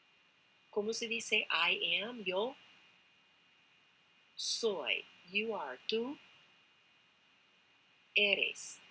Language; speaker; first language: Spanish; non-native, fluent; English